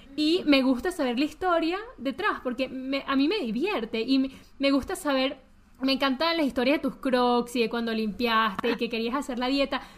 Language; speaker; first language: Spanish; early bilingual, heritage; Spanish